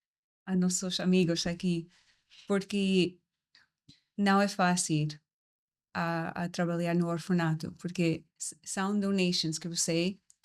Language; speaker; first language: Portuguese; non-native, learner; English